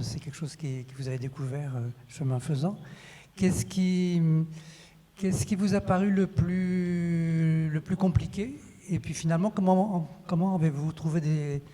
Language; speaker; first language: French; native; French